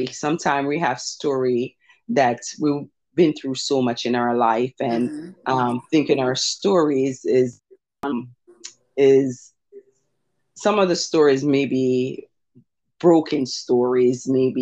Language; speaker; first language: English; early bilingual, other home language; Jamaican Creole English